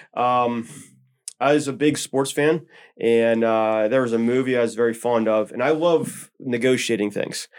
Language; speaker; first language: English; native; English